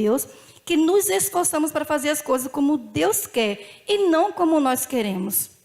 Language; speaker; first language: Portuguese; native; Portuguese